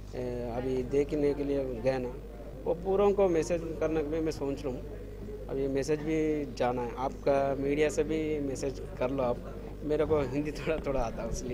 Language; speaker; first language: Hindi; non-native, local second language; Marathi